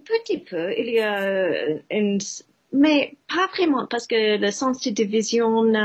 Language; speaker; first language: French; non-native, fluent; English